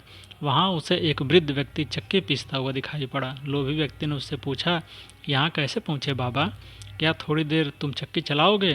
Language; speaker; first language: Hindi; native; Hindi